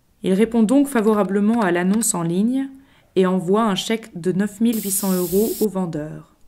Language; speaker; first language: French; native; French